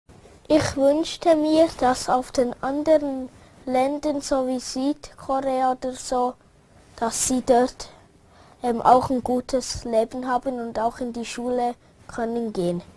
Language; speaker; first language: German; early bilingual, other home language; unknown